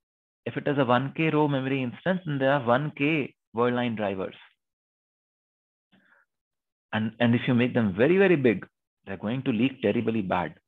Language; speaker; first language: English; non-native, local second language; Hindi